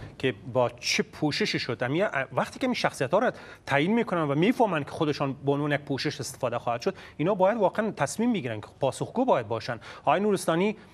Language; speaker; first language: Persian; native; Persian